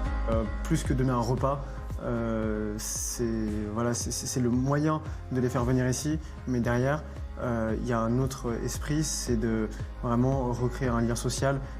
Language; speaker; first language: French; native; French